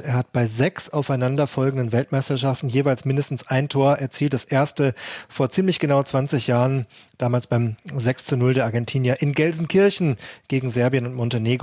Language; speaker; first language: German; native; German